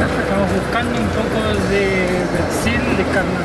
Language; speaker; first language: Spanish; native; Spanish